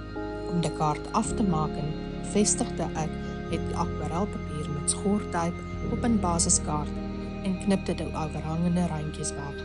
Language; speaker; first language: Dutch; native; Dutch